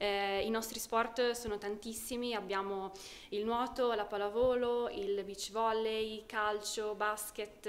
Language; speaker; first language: Italian; native; Italian